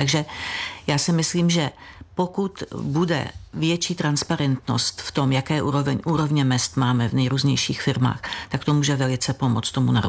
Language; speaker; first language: Czech; native; Czech